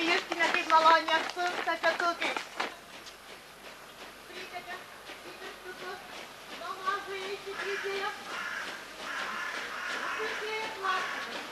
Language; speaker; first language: Lithuanian; native; Lithuanian